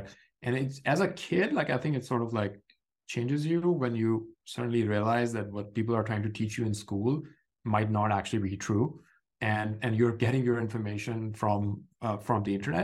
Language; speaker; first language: English; non-native, local second language; Urdu